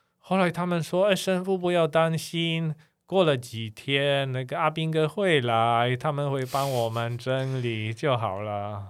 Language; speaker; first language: Chinese; non-native, fluent; Polish